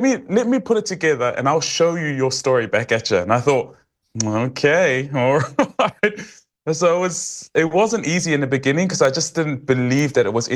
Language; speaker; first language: English; native; English